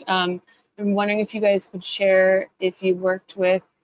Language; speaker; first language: English; native; English